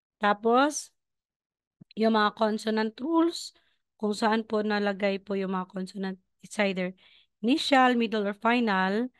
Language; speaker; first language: Filipino; non-native, local second language; Cebuano